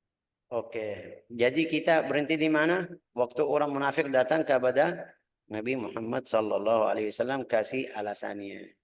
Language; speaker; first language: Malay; non-native, fluent; Arabic